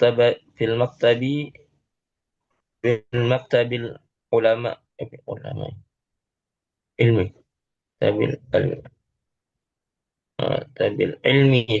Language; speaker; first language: Arabic; non-native, learner; Indonesian